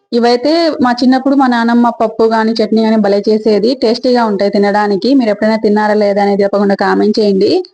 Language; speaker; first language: Telugu; native; Telugu